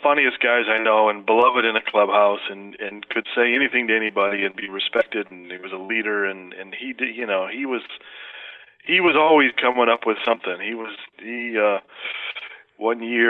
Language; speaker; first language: English; native; English